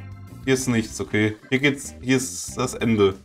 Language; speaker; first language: German; native; German